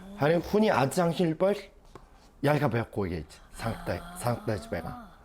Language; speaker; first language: Mongolian; non-native, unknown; Korean